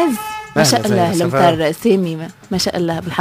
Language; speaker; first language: Arabic; native; Arabic